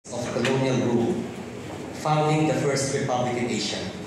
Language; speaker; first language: English; non-native, local second language; Filipino